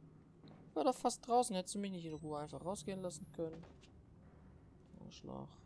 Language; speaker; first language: German; native; German